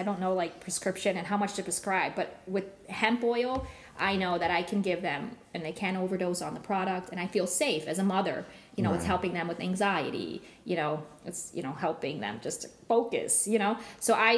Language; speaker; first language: English; native; English